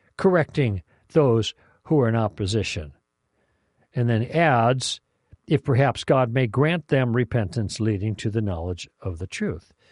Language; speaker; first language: English; native; English